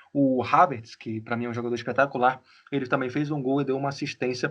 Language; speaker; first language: Portuguese; native; Portuguese